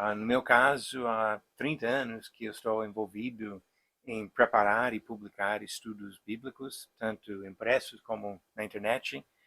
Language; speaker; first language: Portuguese; non-native, fluent; English